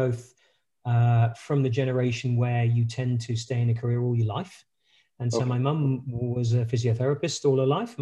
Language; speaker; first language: English; native; English